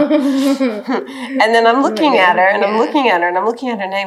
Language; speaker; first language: English; native; English